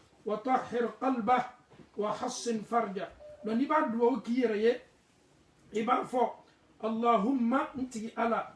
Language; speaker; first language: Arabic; non-native, fluent; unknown